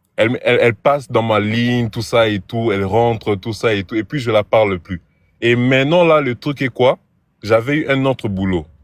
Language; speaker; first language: French; non-native, local second language; Lingala